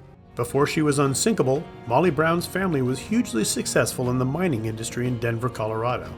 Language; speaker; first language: English; native; English